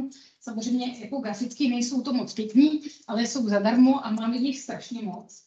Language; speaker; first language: Czech; non-native, fluent; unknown